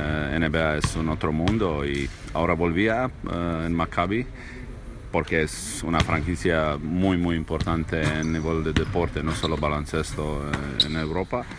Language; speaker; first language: Spanish; non-native, learner; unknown